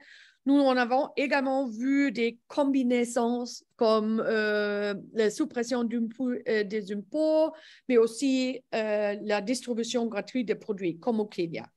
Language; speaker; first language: French; non-native, learner; English